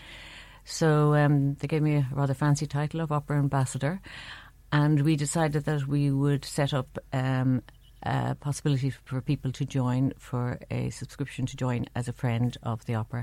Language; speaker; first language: English; native; English